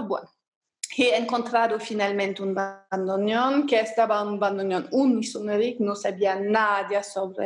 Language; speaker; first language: Spanish; non-native, fluent; German